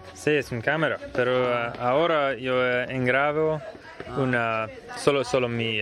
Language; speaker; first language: Spanish; non-native, learner; English